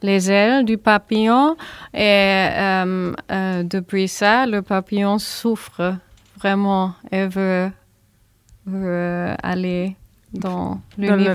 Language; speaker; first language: French; non-native, learner; German